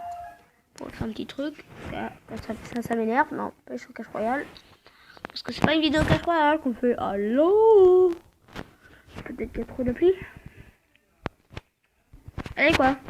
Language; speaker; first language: French; native; French